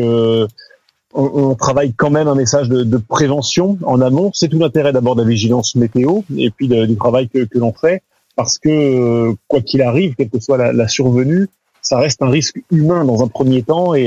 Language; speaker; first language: French; native; French